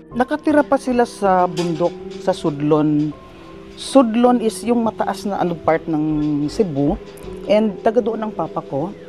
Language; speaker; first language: Filipino; non-native, local second language; Cebuano